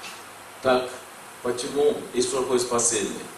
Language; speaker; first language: Russian; non-native, learner; English